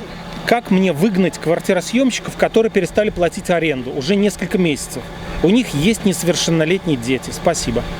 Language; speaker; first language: Russian; native; Russian